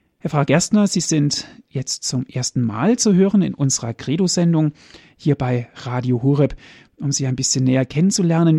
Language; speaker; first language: German; native; German